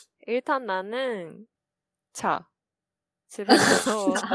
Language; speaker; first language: Korean; non-native, fluent; Japanese